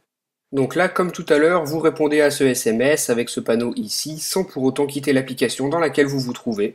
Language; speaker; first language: French; native; French